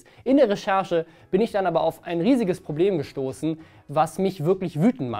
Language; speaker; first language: German; native; German